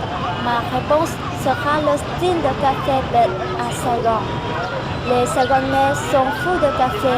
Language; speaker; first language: French; non-native, local second language; Vietnamese